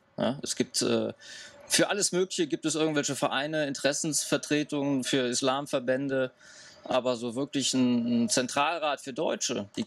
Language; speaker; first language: German; native; German